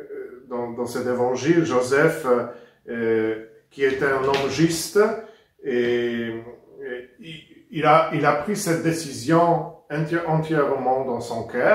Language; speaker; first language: French; non-native, fluent; Polish